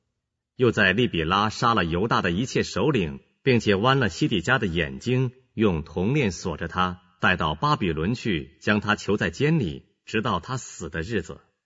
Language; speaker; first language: Chinese; native; Chinese